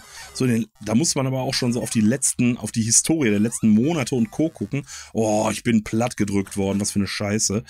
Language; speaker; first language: German; native; German